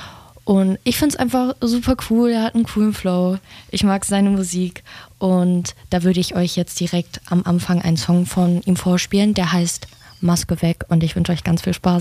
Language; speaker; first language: German; native; German